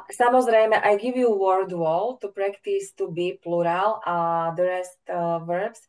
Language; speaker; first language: English; non-native, fluent; Slovak